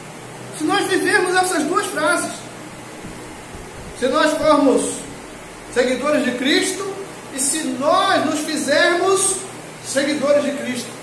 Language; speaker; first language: Portuguese; native; Portuguese